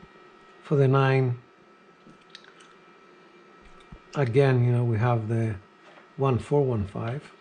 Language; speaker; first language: English; non-native, fluent; Greek